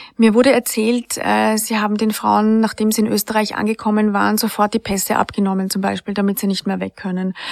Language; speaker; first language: German; native; German